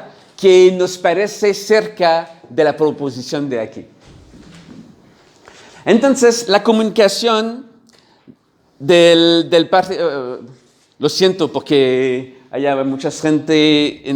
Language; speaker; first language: Spanish; non-native, learner; French